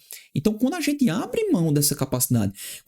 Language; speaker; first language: Portuguese; native; Portuguese